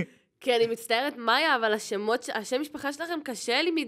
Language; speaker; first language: Hebrew; native; Hebrew